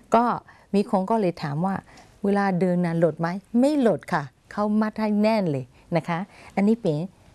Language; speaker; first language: Thai; non-native, fluent; Burmese